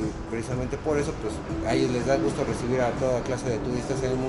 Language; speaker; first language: Spanish; native; Spanish